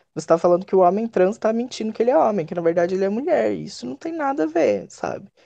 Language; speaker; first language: Portuguese; native; Portuguese